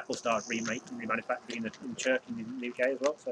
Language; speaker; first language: English; native; English